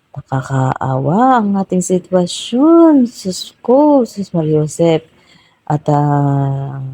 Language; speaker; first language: Filipino; native; Filipino